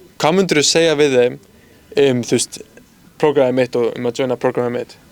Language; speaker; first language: Icelandic; early bilingual, other home language; Spanish